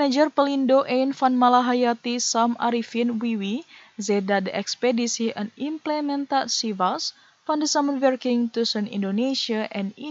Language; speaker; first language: Dutch; non-native, fluent; Indonesian